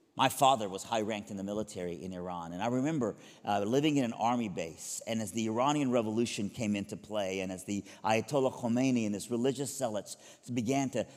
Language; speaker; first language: English; early bilingual, other home language; Persian